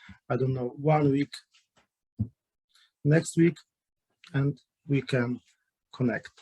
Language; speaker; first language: English; non-native, learner; Polish